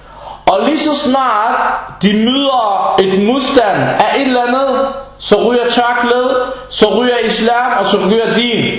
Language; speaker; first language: Danish; non-native, fluent; Arabic